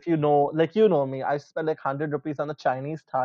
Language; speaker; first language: English; non-native, local second language; Hindi